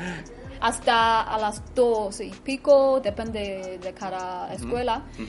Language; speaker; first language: Spanish; non-native, fluent; Chinese